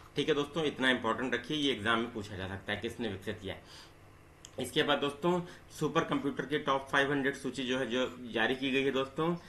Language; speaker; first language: Hindi; native; Hindi